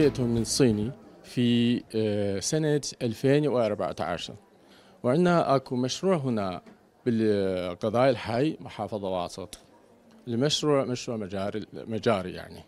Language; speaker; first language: Arabic; non-native, fluent; Chinese